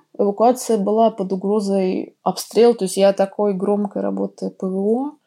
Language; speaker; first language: Russian; native; Russian